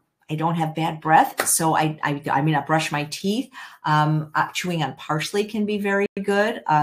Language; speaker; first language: English; early bilingual, other home language; French